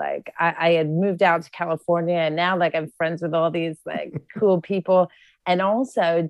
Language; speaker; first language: English; native; English